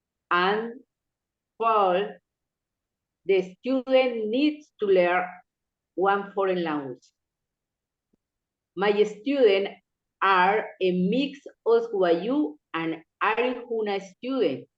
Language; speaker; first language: English; non-native, local second language; Spanish